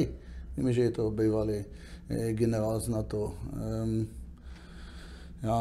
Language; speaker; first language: Czech; non-native, fluent; Hebrew